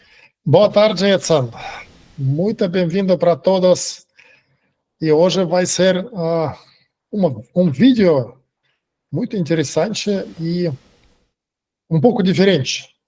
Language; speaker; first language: Portuguese; non-native, fluent; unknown